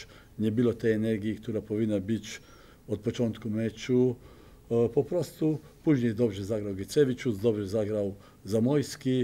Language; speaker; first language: Polish; non-native, fluent; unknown